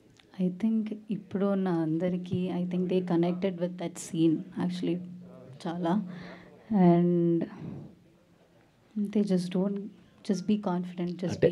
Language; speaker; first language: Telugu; non-native, learner; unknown